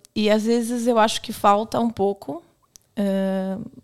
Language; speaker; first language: Portuguese; native; Portuguese